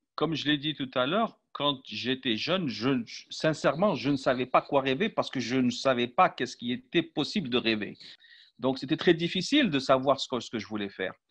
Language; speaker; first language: French; non-native, local second language; Arabic